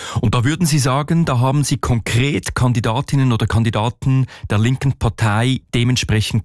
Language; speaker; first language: German; native; German